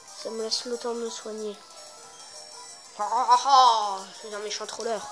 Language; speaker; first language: French; native; French